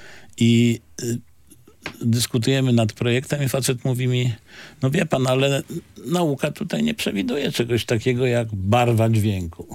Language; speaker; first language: Polish; native; Polish